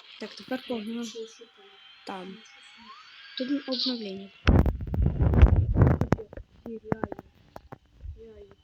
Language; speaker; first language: Russian; non-native, local second language; Ukrainian